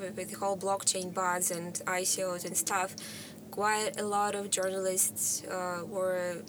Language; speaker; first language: English; non-native, fluent; Russian